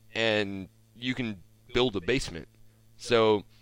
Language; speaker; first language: English; native; English